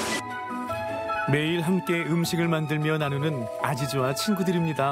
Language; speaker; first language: Korean; native; Korean